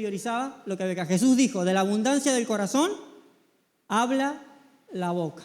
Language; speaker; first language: Spanish; native; Spanish